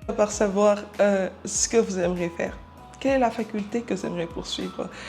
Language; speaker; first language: French; non-native, local second language; Lingala